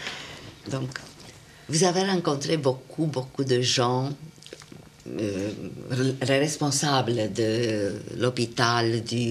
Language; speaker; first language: French; non-native, fluent; Romanian